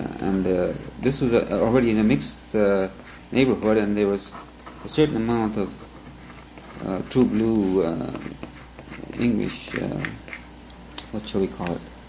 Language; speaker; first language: English; early bilingual, other home language; Ukrainian